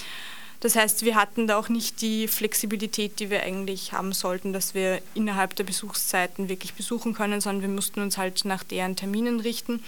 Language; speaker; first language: German; native; German